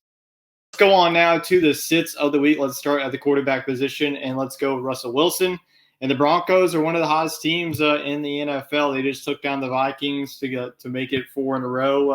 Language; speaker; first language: English; native; English